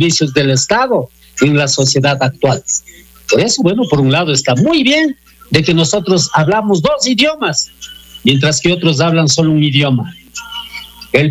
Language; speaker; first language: Spanish; non-native, local second language; Quechua